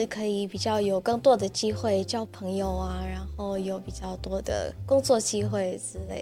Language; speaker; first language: Chinese; non-native, fluent; Indonesian